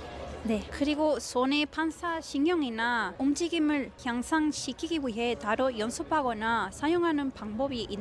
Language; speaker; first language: Korean; non-native, fluent; Spanish